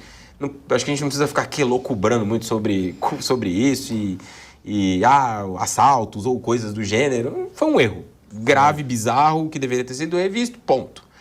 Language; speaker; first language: Portuguese; native; Portuguese